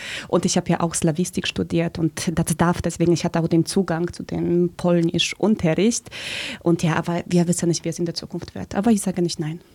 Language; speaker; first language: German; early bilingual, other home language; Polish